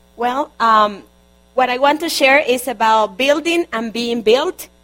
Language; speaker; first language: English; non-native, fluent; Spanish